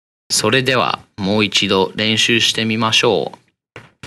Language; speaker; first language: Japanese; non-native, fluent; English